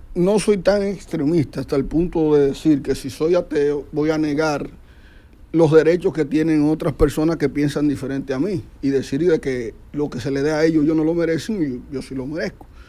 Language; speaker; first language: Spanish; native; Spanish